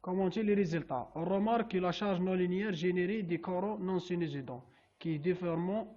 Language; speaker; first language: French; non-native, local second language; Arabic